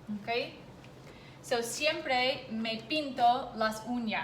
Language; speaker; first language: Spanish; non-native, fluent; English